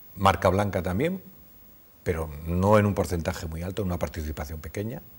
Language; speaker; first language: Spanish; native; Spanish